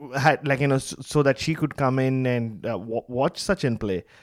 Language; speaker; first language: English; non-native, local second language; Tamil